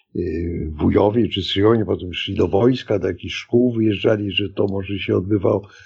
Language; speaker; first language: Polish; native; Polish